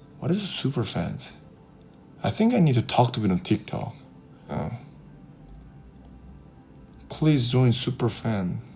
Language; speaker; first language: English; non-native, fluent; Korean